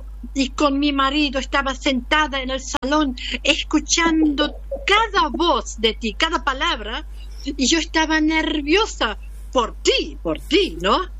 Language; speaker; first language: Spanish; non-native, learner; German